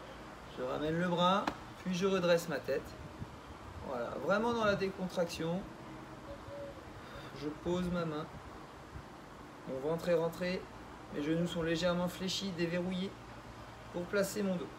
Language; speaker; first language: French; native; French